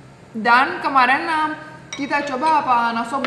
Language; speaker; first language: Indonesian; non-native, fluent; Romanian